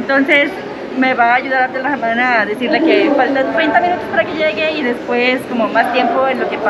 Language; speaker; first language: Spanish; native; Spanish